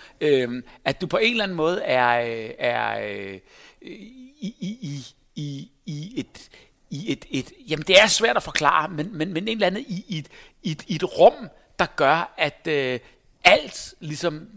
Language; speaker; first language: Danish; native; Danish